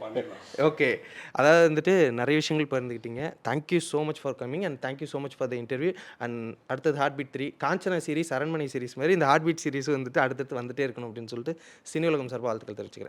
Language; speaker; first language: Tamil; native; Tamil